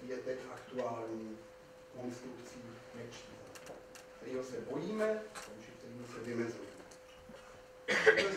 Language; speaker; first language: Czech; native; Czech